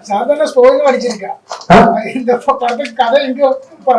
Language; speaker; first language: Tamil; non-native, learner; Malayalam